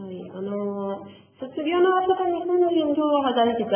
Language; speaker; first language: Japanese; non-native, learner; Persian